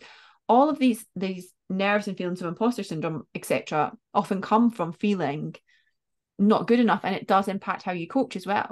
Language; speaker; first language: English; native; English